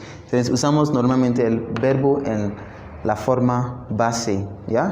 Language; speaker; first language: Spanish; non-native, fluent; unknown